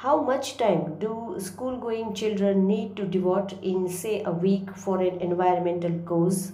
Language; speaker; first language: English; non-native, local second language; Gujarati